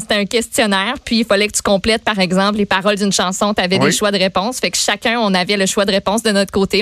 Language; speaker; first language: French; native; French